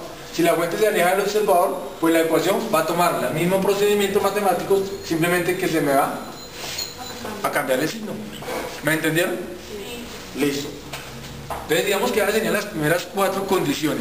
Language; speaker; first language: Spanish; native; Spanish